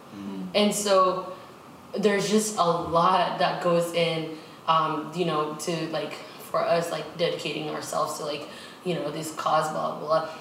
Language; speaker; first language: English; non-native, local second language; Tigrinya